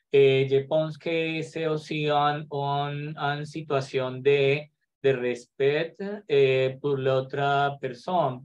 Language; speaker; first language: French; non-native, learner; Spanish